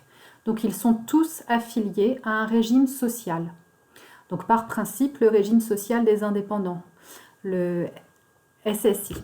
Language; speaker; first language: French; native; French